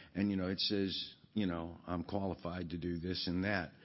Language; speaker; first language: English; native; English